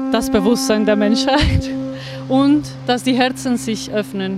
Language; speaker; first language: German; non-native, fluent; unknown